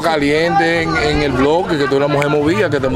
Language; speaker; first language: Spanish; native; Spanish